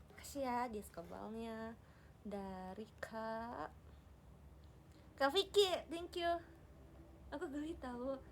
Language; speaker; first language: Indonesian; non-native, learner; Japanese